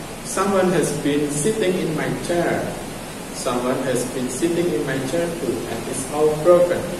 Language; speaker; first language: English; non-native, fluent; Javanese